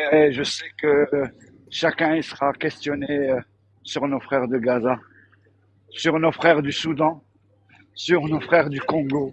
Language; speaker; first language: French; native; French